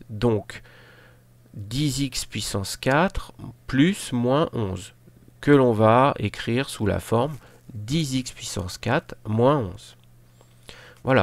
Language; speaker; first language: French; native; French